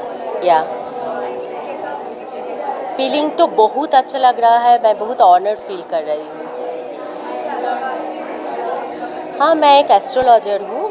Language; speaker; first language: Hindi; non-native, local second language; Bangla